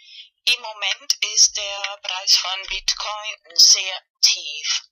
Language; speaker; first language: German; non-native, fluent; Spanish